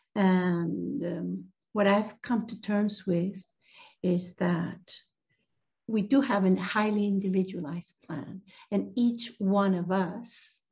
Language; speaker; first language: English; non-native, fluent; Spanish